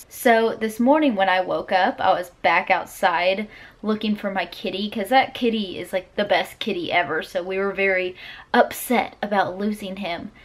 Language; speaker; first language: English; native; English